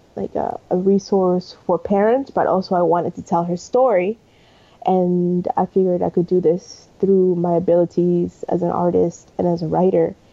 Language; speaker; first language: English; early bilingual, other home language; Spanish